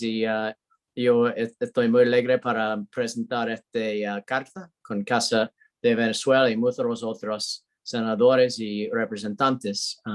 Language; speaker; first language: Spanish; non-native, learner; English